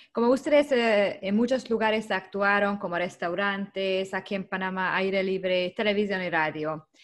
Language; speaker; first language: Spanish; non-native, learner; Hungarian